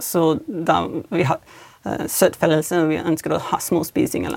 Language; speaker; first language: Norwegian; non-native, fluent; English